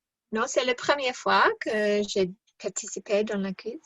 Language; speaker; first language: French; non-native, learner; English